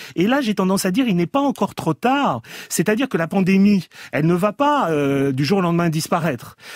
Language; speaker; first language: French; native; French